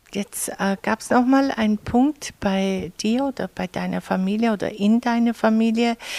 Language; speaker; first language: German; native; German